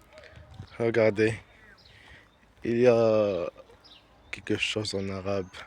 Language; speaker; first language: French; non-native, learner; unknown